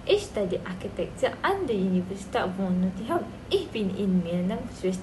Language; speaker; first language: German; non-native, learner; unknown